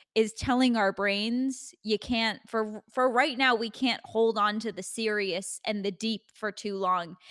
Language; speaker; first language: English; native; English